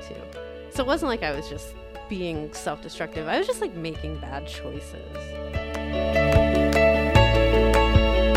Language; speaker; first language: English; native; English